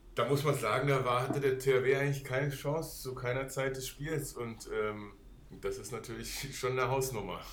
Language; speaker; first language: German; non-native, fluent; Danish